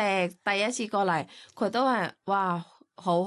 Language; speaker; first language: Cantonese; non-native, learner; Thai